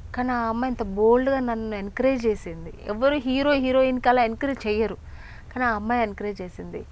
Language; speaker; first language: Telugu; native; Telugu